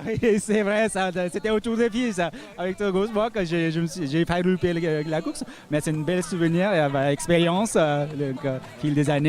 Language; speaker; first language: French; native; French